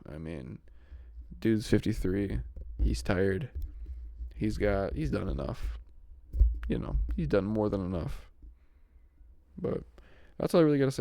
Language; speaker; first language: English; native; English